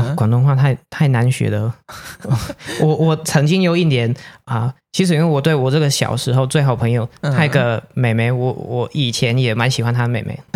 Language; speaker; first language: Chinese; non-native, fluent; English